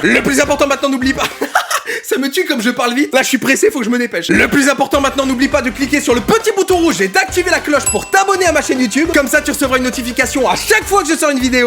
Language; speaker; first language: French; native; French